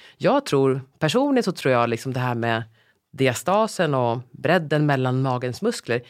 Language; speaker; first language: Swedish; native; Swedish